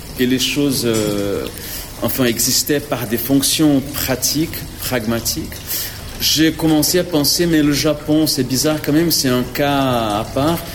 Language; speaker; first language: French; non-native, fluent; Portuguese